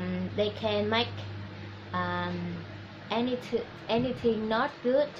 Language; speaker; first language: English; non-native, learner; Vietnamese